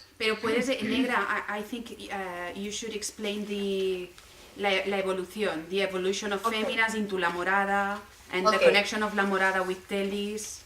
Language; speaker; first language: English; non-native, fluent; Spanish